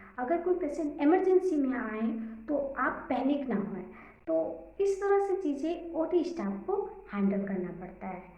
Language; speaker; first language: Hindi; native; Hindi